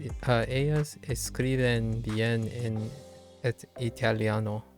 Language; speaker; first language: Spanish; non-native, learner; English